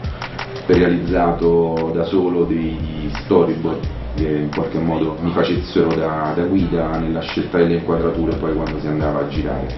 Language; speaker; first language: Italian; native; Italian